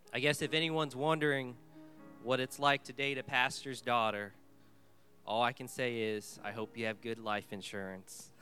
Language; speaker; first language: English; early bilingual, other home language; Vietnamese